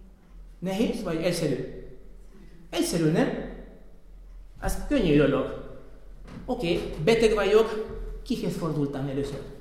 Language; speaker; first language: Hungarian; non-native, fluent; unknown